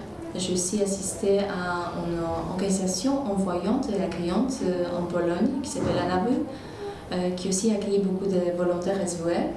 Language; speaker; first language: French; non-native, fluent; Polish